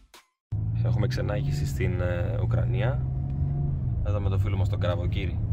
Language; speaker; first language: Greek; native; Greek